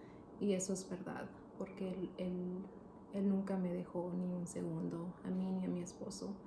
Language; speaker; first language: Spanish; early bilingual, heritage; Spanish